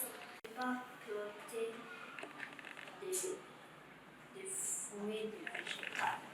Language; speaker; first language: French; non-native, learner; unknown